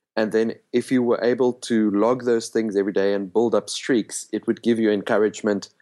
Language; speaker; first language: English; non-native, local second language; Afrikaans